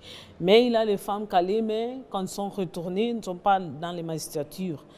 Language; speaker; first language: French; non-native, learner; Portuguese